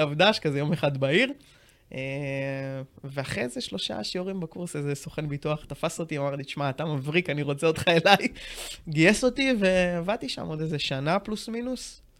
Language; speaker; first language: Hebrew; native; Hebrew